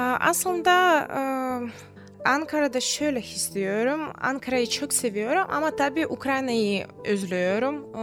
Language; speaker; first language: Turkish; non-native, fluent; Russian